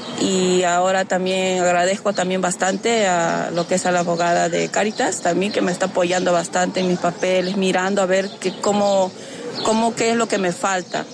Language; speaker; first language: Spanish; native; Spanish